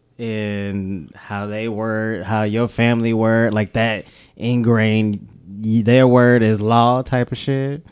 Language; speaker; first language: English; native; English